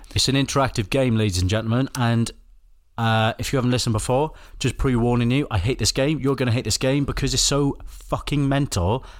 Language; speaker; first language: English; native; English